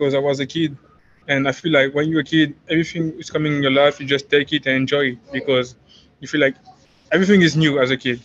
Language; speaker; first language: English; non-native, fluent; French